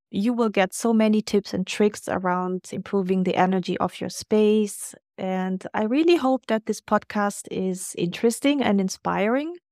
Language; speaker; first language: English; non-native, fluent; German